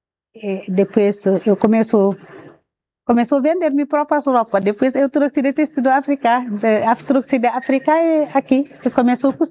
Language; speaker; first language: Portuguese; non-native, learner; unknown